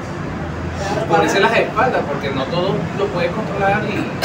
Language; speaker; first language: Spanish; native; Spanish